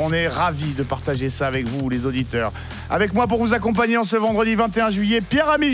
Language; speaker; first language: French; native; French